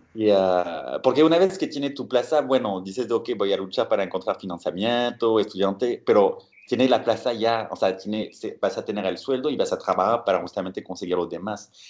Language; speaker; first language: Spanish; non-native, fluent; French